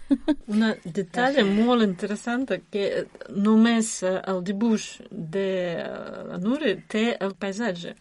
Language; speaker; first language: Catalan; non-native, learner; Russian